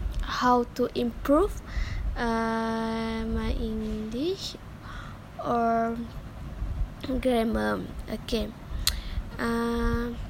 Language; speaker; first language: English; non-native, learner; Malay